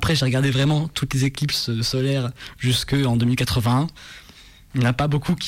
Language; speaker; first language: French; native; French